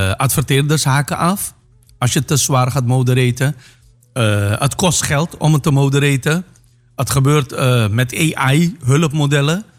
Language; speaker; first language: Dutch; native; Dutch